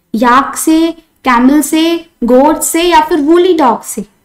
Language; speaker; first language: Hindi; non-native, local second language; Marathi